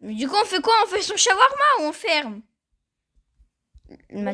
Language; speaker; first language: French; native; French